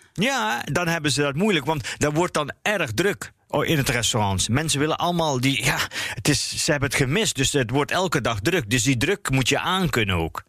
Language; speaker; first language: Dutch; early bilingual, other home language; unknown